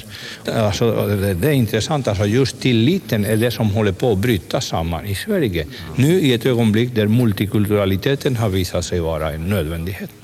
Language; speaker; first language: Swedish; non-native, fluent; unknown